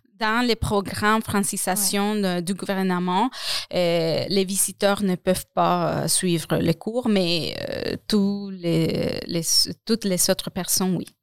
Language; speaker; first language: French; non-native, fluent; Spanish